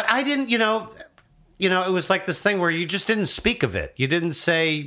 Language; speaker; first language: English; native; English